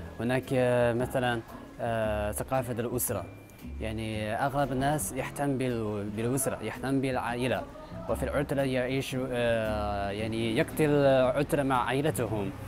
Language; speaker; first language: Arabic; non-native, learner; Chinese